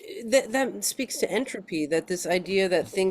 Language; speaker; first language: English; native; English